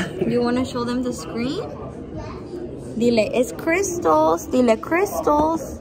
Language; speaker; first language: English; early bilingual, other home language; Spanish